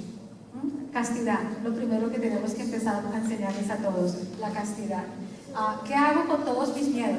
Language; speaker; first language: Spanish; native; Spanish